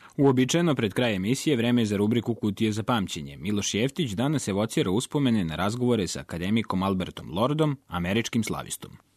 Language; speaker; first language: Serbian; native; Serbian